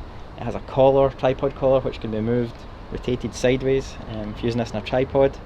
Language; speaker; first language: English; native; English